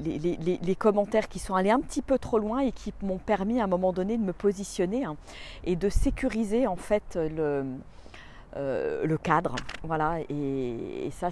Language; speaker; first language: French; native; French